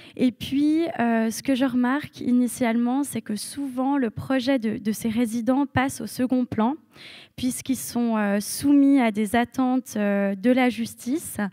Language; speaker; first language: French; native; French